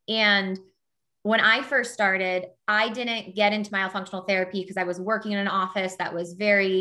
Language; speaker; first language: English; native; English